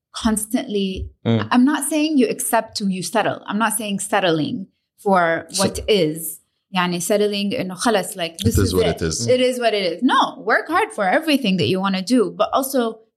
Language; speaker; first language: English; early bilingual, other home language; Arabic